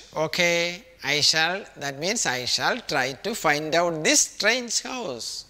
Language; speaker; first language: English; non-native, local second language; Malayalam